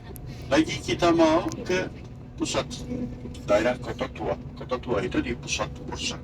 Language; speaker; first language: Indonesian; non-native, fluent; Turkish